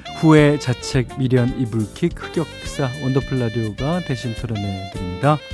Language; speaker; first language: Korean; native; Korean